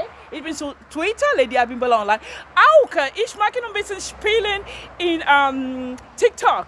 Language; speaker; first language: German; non-native, learner; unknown